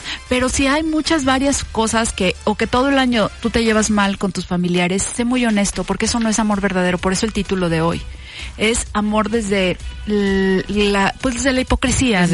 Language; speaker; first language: Spanish; native; Spanish